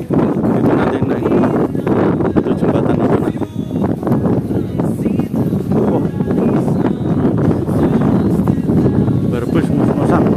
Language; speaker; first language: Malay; non-native, local second language; Javanese